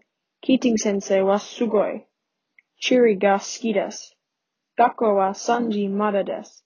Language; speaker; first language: Japanese; non-native, learner; English